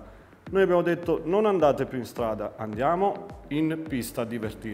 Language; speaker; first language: Italian; native; Italian